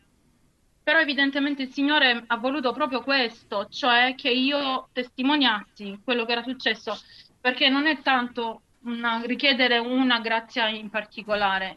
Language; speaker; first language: Italian; native; Italian